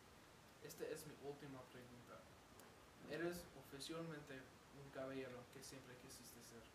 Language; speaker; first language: Spanish; non-native, learner; English